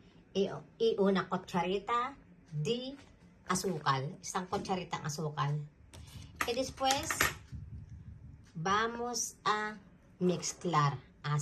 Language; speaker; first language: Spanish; non-native, fluent; Filipino